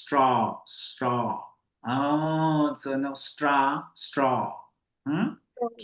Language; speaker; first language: English; non-native, fluent; Spanish